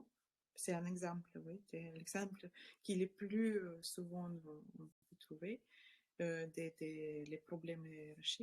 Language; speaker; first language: French; non-native, learner; Russian